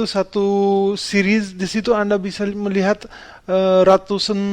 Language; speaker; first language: Indonesian; non-native, fluent; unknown